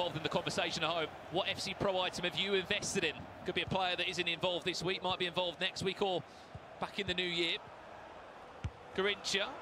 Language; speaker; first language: English; native; English